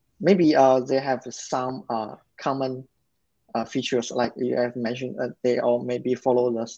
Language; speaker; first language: English; non-native, learner; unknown